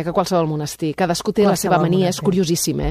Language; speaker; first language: Catalan; native; Catalan